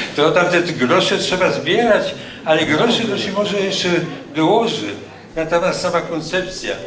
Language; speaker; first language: Polish; native; Polish